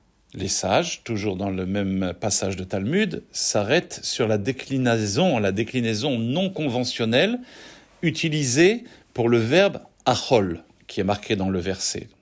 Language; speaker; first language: French; native; French